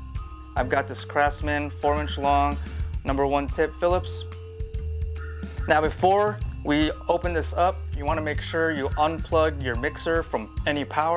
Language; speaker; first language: English; native; English